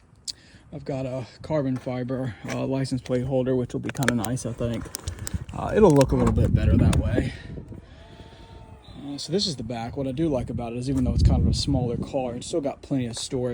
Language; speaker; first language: English; native; English